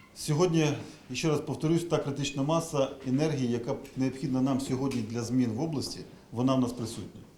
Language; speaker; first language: Ukrainian; native; Ukrainian